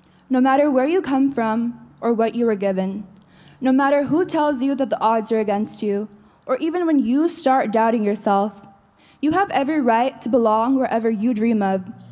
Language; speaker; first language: English; early bilingual, other home language; Spanish